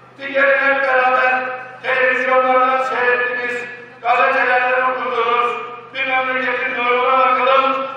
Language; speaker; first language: Turkish; native; Turkish